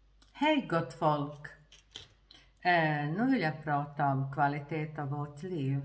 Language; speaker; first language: Swedish; non-native, fluent; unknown